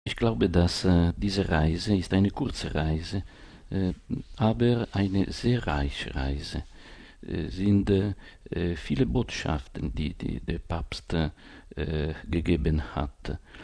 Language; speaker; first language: German; non-native, fluent; Italian